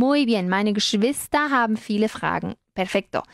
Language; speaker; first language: German; non-native, fluent; Spanish